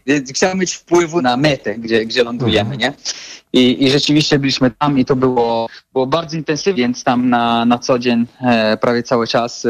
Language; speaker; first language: Polish; non-native, fluent; Italian